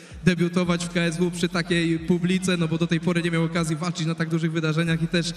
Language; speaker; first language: Polish; native; Polish